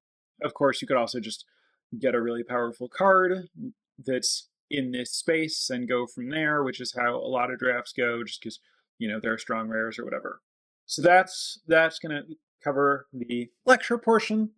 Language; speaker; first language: English; native; English